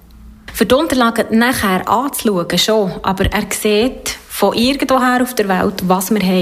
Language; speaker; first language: German; native; German